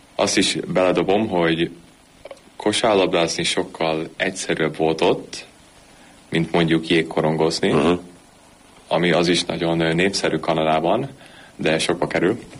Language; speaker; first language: Hungarian; early bilingual, heritage; Hungarian